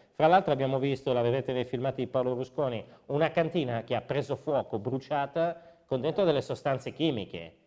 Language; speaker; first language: Italian; native; Italian